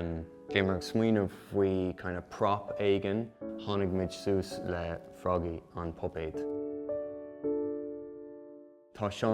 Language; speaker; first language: Irish; native; Irish